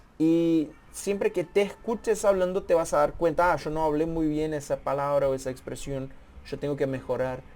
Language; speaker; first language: Spanish; non-native, fluent; Portuguese